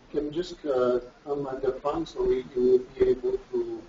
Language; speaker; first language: English; non-native, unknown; French